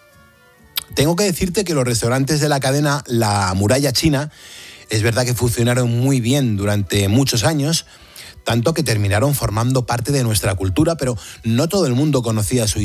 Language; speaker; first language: Spanish; native; Spanish